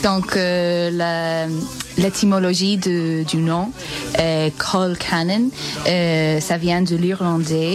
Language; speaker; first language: French; non-native, fluent; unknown